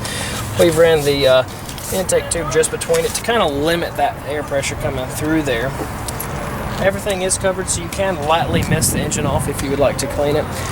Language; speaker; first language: English; native; English